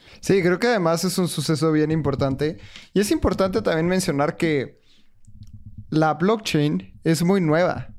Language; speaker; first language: Spanish; native; Spanish